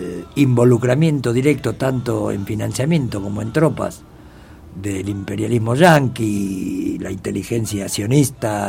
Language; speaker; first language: Spanish; native; Spanish